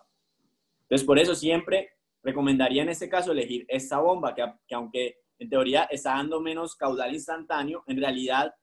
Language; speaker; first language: Spanish; native; Spanish